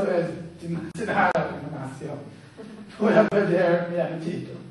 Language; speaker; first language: Spanish; non-native, learner; English